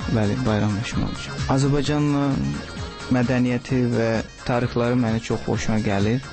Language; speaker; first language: Azerbaijani; non-native, fluent; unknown